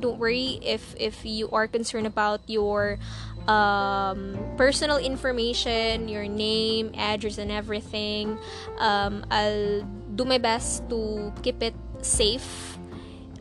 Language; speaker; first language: English; non-native, local second language; Cebuano